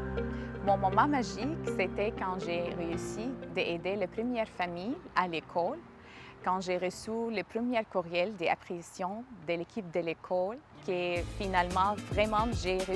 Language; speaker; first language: French; non-native, learner; Arabic